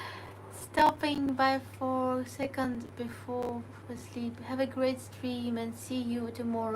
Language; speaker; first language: English; non-native, learner; Ukrainian